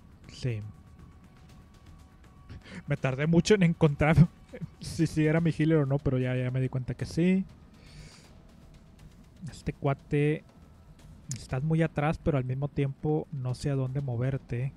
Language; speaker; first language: Spanish; native; Spanish